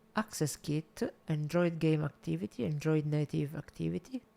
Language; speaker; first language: English; non-native, fluent; Italian